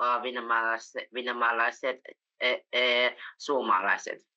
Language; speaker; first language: Finnish; non-native, learner; Vietnamese